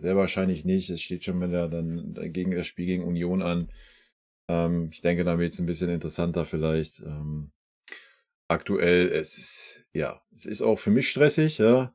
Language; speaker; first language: German; native; German